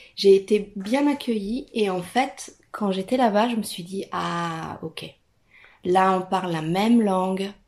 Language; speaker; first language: French; non-native, fluent; Italian